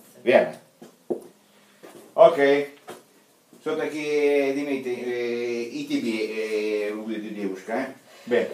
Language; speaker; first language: Italian; non-native, fluent; Russian